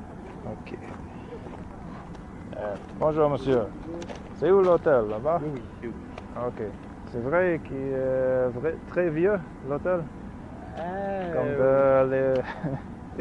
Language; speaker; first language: French; non-native, learner; English